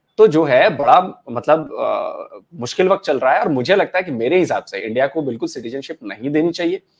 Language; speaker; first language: Hindi; native; Hindi